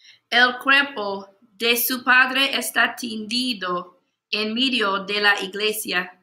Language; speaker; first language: Spanish; non-native, learner; English